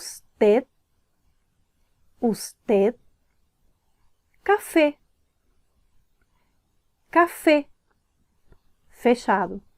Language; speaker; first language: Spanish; non-native, fluent; Portuguese